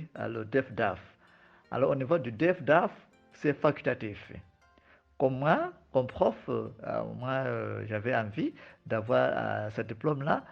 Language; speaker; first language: French; non-native, fluent; Nyanja